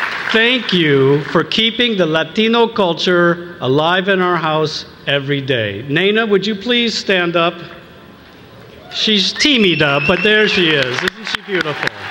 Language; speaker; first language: English; native; English